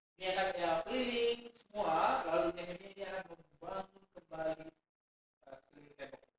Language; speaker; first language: Indonesian; native; Indonesian